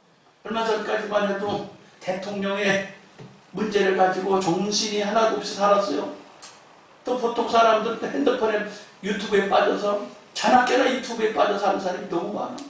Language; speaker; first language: Korean; native; Korean